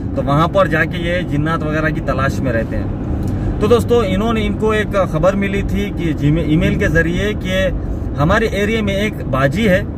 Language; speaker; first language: Hindi; native; Hindi